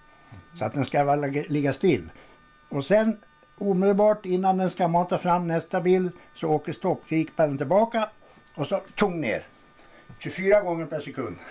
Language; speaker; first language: Swedish; native; Swedish